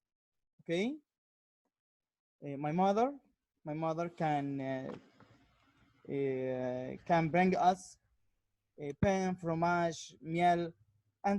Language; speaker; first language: English; non-native, learner; Arabic